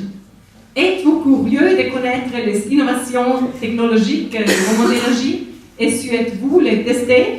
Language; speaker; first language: French; non-native, fluent; Spanish